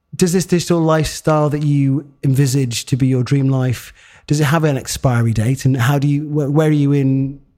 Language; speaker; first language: English; native; English